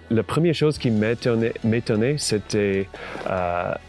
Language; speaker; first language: French; non-native, fluent; English